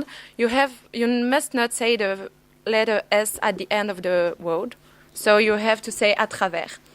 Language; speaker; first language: English; non-native, learner; French